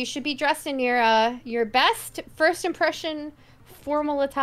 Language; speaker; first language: English; native; English